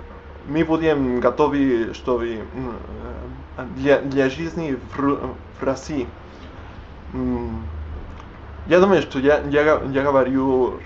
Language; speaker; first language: Russian; non-native, learner; Spanish